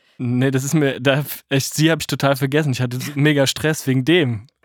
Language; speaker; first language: German; native; German